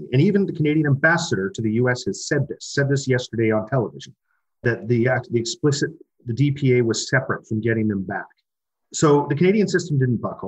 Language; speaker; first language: English; native; English